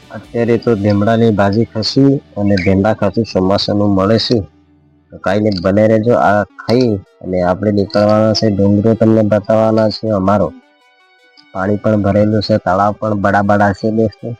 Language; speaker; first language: Gujarati; non-native, local second language; Bhili